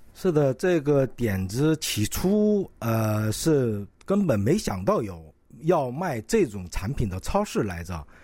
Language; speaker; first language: Chinese; non-native, local second language; Korean